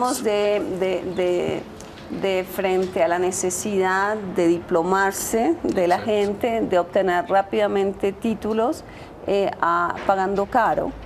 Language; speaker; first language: Spanish; native; Spanish